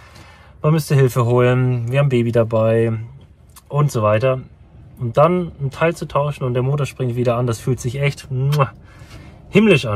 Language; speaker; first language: German; native; German